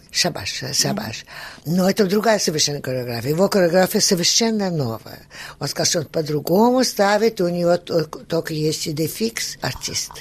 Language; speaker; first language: Russian; early bilingual, heritage; Russian